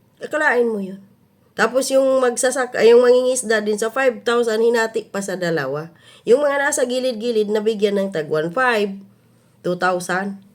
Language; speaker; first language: Filipino; non-native, local second language; Cebuano